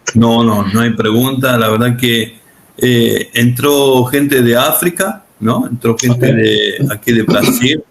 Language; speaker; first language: Spanish; non-native, fluent; Portuguese